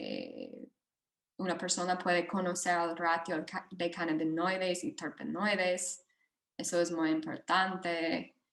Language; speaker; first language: Spanish; non-native, fluent; English